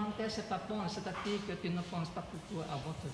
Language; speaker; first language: French; non-native, learner; Chinese